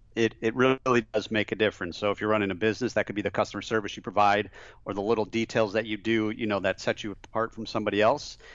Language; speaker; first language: English; native; English